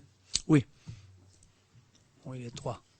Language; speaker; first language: French; non-native, learner; Spanish